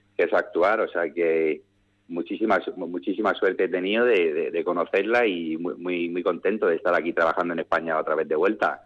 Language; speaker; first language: Spanish; early bilingual, other home language; English